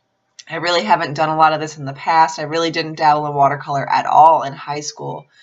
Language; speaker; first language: English; native; English